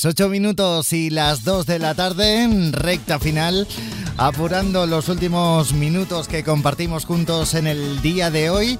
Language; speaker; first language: Spanish; native; Spanish